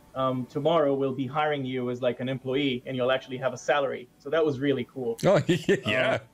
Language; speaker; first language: English; non-native, fluent; Hebrew